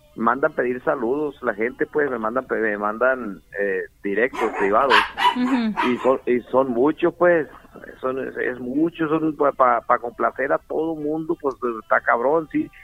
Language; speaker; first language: Spanish; native; Spanish